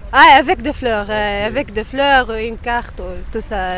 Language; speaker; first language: French; non-native, local second language; Arabic